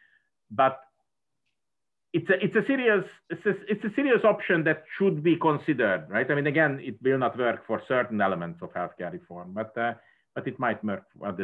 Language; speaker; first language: English; non-native, fluent; Hungarian